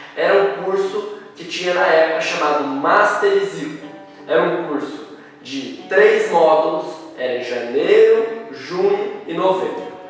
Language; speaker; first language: Portuguese; native; Portuguese